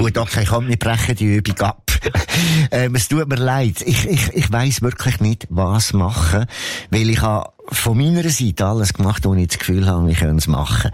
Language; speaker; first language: German; native; German